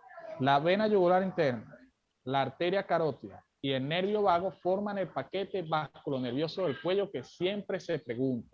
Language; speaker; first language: Spanish; native; Spanish